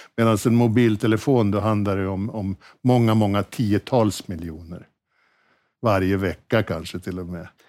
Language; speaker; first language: Swedish; native; Swedish